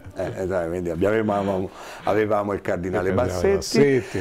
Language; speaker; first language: Italian; native; Italian